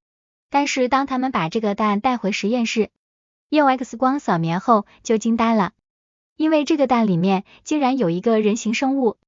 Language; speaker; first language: Chinese; native; Chinese